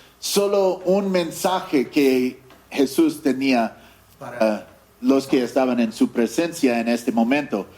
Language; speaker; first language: Spanish; non-native, fluent; English